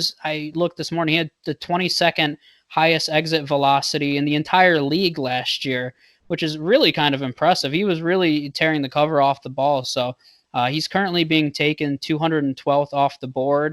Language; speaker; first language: English; native; English